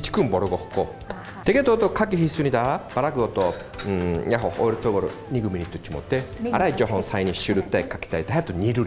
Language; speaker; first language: Mongolian; non-native, fluent; Japanese